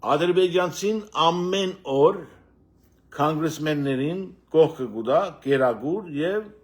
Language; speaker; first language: Armenian; early bilingual, heritage; Armenian